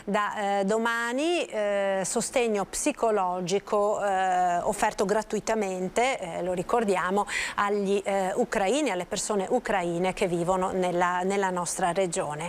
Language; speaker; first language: Italian; native; Italian